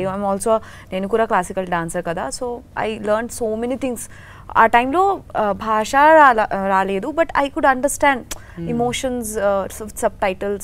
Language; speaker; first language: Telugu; non-native, learner; Bangla